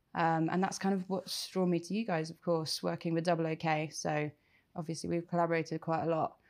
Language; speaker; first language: English; native; English